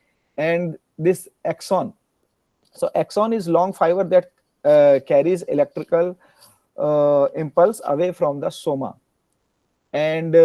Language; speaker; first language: English; non-native, learner; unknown